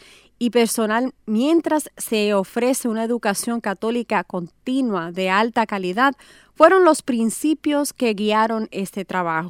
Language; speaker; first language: Spanish; native; Spanish